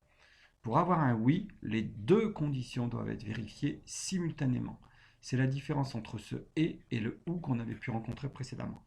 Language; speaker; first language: French; native; French